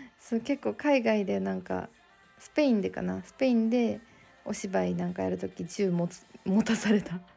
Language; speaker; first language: Japanese; native; Japanese